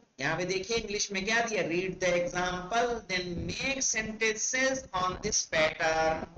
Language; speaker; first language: Urdu; native; Urdu